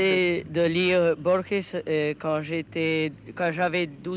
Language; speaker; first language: French; non-native, learner; Spanish